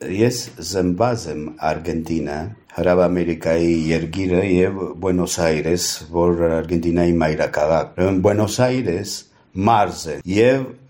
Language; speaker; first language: Armenian; early bilingual, heritage; Armenian